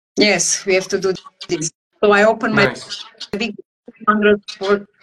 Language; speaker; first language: English; non-native, learner; Romanian